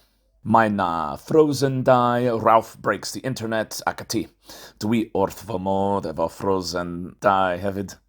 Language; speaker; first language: Welsh; non-native, fluent; English